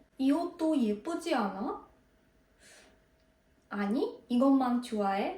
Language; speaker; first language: Korean; non-native, fluent; Ukrainian